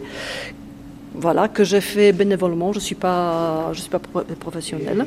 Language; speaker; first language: French; non-native, fluent; Polish